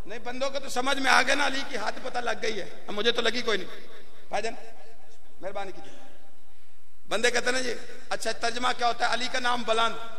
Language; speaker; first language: Urdu; non-native, local second language; Punjabi